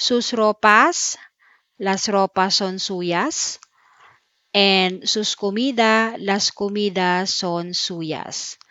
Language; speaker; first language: Spanish; non-native, fluent; Filipino